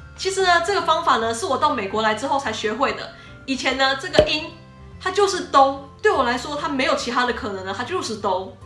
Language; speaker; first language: Chinese; native; Chinese